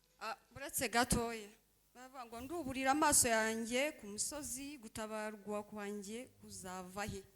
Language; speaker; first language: Kinyarwanda; early bilingual, heritage; Kinyarwanda